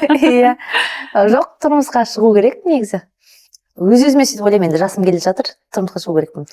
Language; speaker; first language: Kazakh; early bilingual, heritage; Kazakh